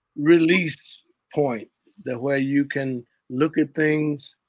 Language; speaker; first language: English; native; English